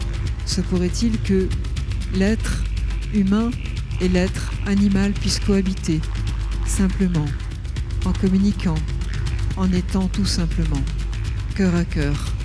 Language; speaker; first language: French; native; French